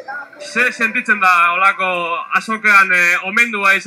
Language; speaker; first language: Basque; native; Basque